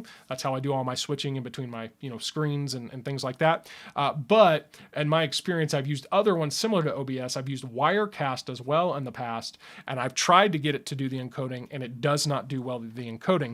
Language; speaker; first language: English; native; English